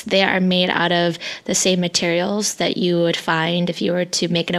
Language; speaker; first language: English; early bilingual, other home language; Hmong